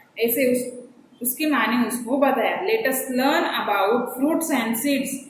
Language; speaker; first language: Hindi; non-native, local second language; Marathi